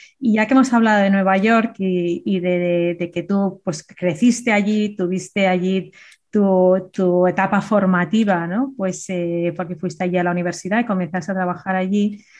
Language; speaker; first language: Spanish; native; Spanish